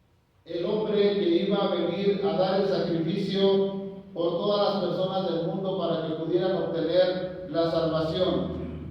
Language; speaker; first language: Spanish; native; Spanish